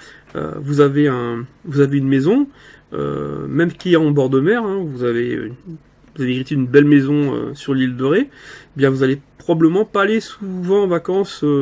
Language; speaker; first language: French; native; French